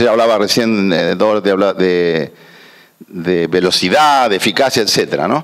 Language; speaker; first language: Spanish; native; Spanish